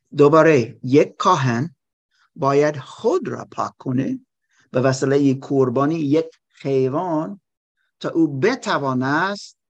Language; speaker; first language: Persian; non-native, learner; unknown